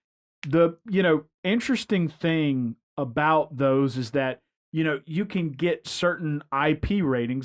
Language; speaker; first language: English; native; English